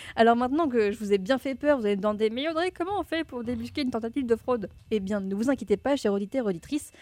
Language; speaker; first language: French; native; French